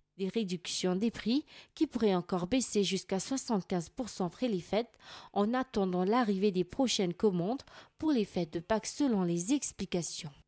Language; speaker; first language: French; non-native, local second language; Malagasy